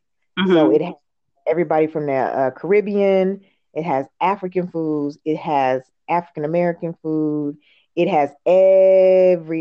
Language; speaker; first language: English; native; English